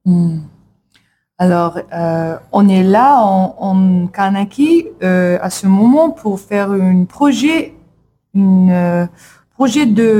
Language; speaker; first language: French; non-native, learner; English